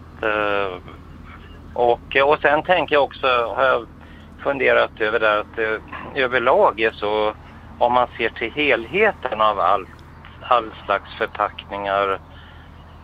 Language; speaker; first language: Swedish; native; Swedish